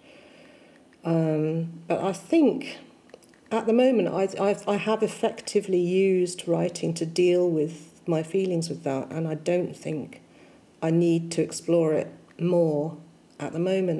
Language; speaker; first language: English; native; English